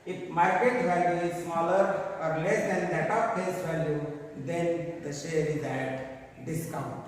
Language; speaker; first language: English; non-native, local second language; Marathi